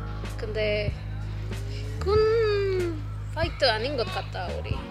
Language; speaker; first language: Korean; non-native, learner; Spanish